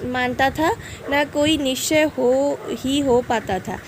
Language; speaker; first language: Hindi; non-native, local second language; Assamese